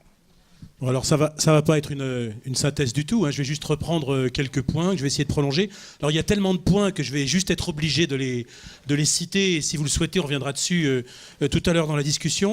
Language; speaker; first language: French; native; French